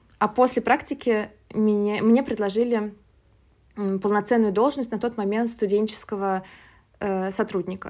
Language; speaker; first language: Russian; native; Russian